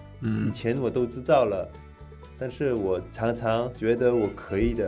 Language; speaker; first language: Chinese; non-native, fluent; French